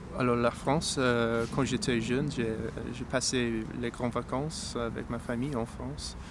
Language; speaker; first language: French; non-native, fluent; English